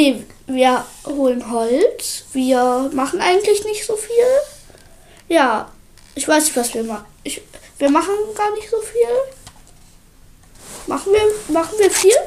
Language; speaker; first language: German; native; German